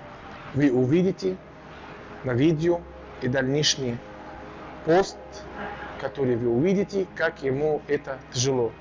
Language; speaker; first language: Russian; non-native, learner; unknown